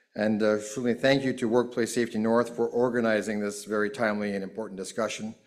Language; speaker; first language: English; native; English